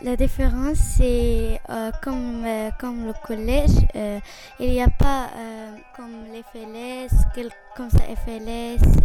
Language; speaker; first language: French; non-native, learner; Arabic